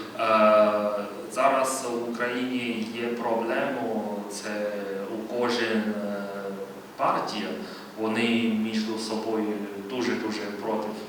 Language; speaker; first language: Ukrainian; non-native, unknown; Chinese